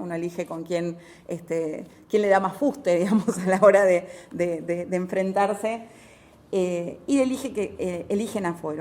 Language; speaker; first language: Spanish; native; Spanish